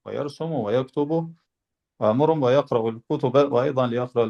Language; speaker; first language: Arabic; non-native, fluent; Albanian